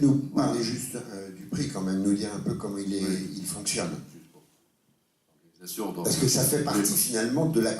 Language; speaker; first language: French; native; French